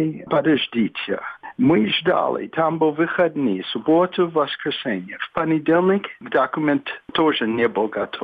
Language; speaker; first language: Russian; non-native, fluent; English